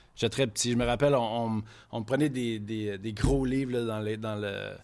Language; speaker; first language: French; native; French